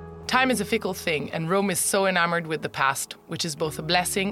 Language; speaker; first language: English; non-native, fluent; Italian